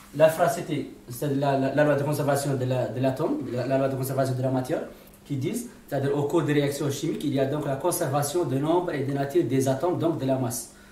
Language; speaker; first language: French; non-native, local second language; Arabic